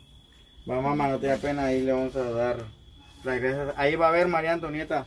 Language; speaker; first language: Spanish; native; Spanish